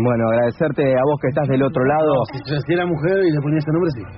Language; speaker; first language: Spanish; native; Spanish